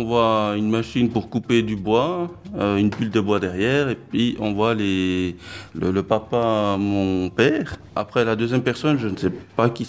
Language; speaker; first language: French; early bilingual, other home language; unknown